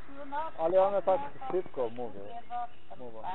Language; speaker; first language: Polish; non-native, learner; Ukrainian